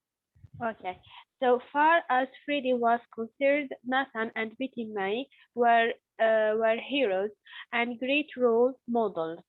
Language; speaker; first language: English; non-native, learner; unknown